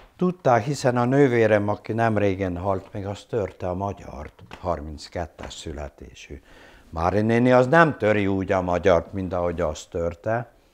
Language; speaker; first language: Hungarian; non-native, local second language; German